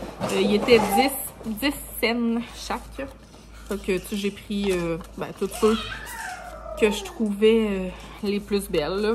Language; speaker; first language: French; native; French